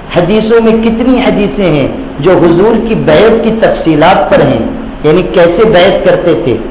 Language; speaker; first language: Urdu; native; Urdu